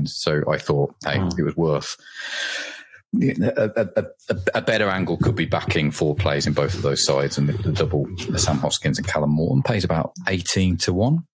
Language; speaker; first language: English; native; English